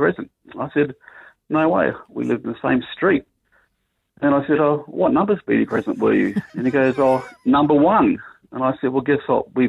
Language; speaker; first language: English; native; English